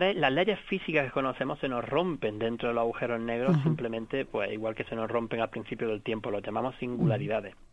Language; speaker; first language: Spanish; native; Spanish